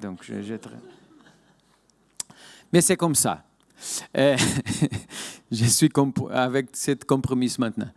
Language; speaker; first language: French; non-native, fluent; Portuguese